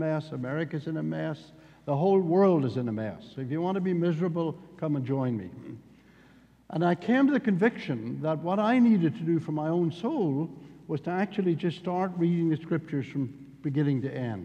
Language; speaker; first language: English; native; English